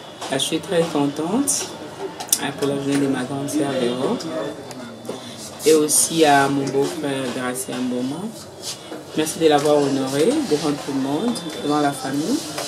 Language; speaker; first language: French; non-native, local second language; Lingala